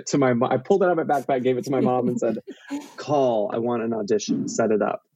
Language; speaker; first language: English; native; English